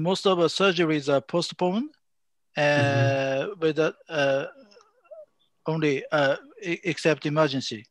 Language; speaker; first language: English; non-native, fluent; Japanese